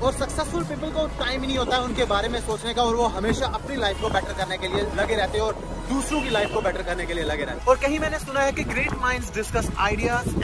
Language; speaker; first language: Hindi; native; Hindi